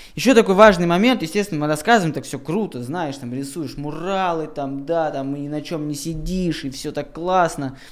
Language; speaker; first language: Russian; native; Russian